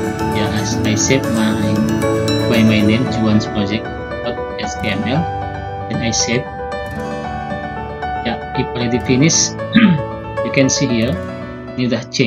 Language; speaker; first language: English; non-native, learner; Indonesian